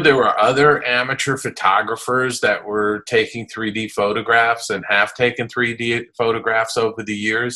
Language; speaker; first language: English; native; English